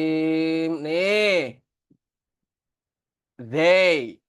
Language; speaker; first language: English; non-native, fluent; Indonesian